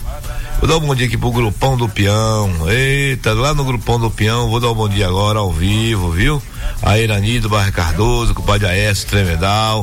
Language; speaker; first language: Portuguese; native; Portuguese